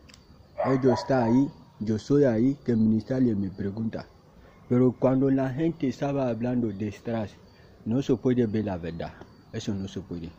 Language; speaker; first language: Spanish; non-native, learner; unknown